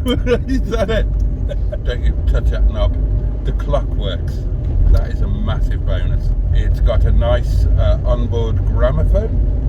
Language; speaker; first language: English; native; English